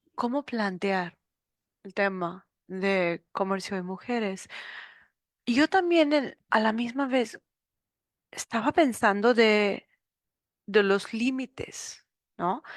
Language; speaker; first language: Spanish; non-native, learner; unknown